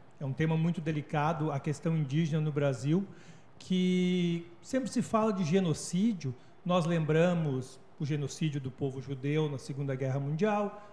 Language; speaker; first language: Portuguese; native; Portuguese